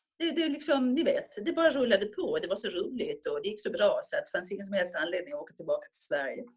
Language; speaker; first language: Swedish; native; Swedish